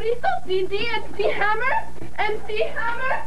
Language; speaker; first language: Spanish; non-native, learner; English